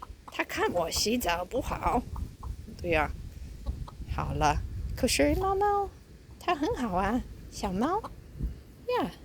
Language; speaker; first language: Chinese; non-native, fluent; English